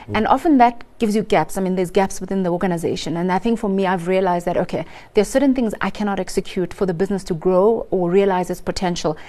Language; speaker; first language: English; non-native, local second language; Xhosa